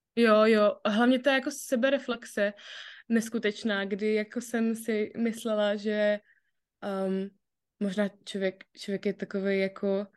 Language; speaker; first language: Czech; native; Czech